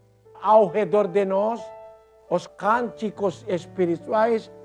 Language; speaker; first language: Portuguese; non-native, learner; Filipino